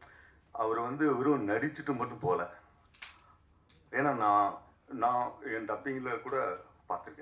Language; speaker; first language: Tamil; native; Tamil